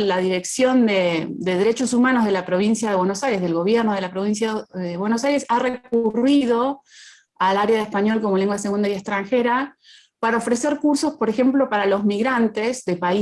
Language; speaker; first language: Spanish; native; Spanish